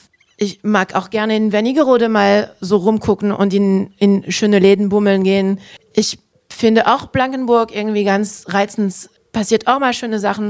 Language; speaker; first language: German; non-native, fluent; French